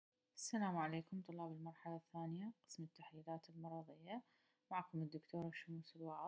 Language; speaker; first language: Arabic; native; Arabic